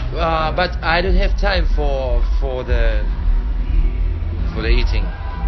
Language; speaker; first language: English; non-native, learner; Russian